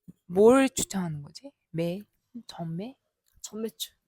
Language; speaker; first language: Korean; non-native, fluent; Mongolian